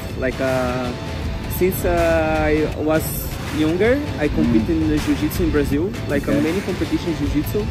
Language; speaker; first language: English; non-native, fluent; Portuguese